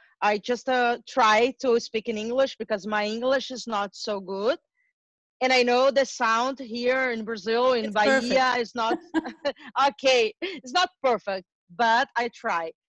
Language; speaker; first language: English; non-native, learner; Portuguese